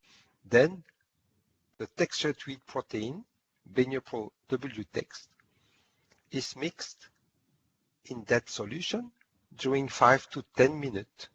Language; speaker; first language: English; non-native, fluent; French